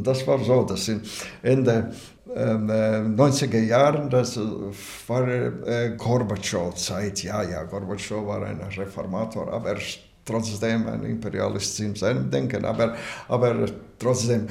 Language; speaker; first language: German; non-native, learner; Latvian